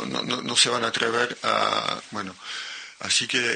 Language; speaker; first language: Spanish; non-native, local second language; French